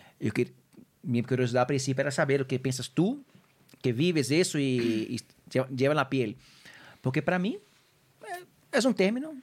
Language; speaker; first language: Spanish; non-native, fluent; Portuguese